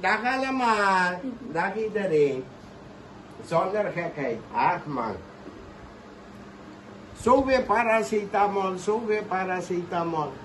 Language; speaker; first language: Dutch; non-native, local second language; Caribbean Hindustani